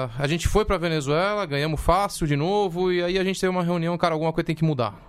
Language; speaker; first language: Portuguese; early bilingual, other home language; Spanish